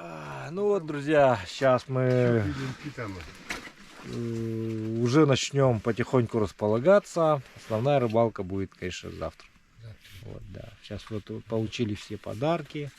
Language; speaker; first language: Russian; native; Russian